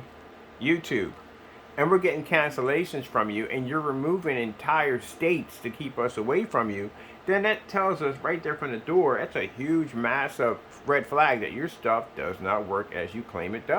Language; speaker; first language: English; native; English